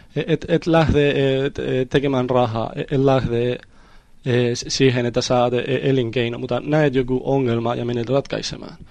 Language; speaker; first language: Finnish; non-native, fluent; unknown